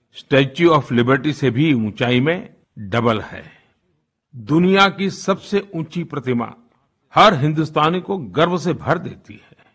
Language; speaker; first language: Hindi; non-native, local second language; Gujarati